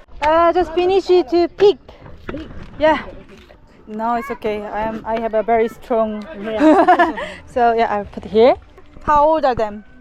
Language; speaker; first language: English; non-native, learner; Korean